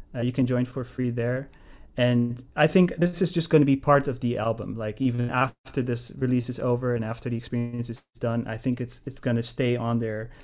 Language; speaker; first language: English; non-native, fluent; Dutch